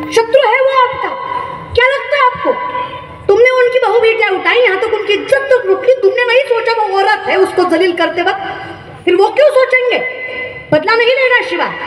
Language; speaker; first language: Hindi; non-native, local second language; Marathi